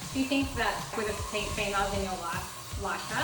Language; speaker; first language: English; native; English